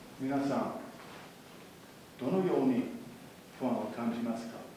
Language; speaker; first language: Japanese; non-native, fluent; English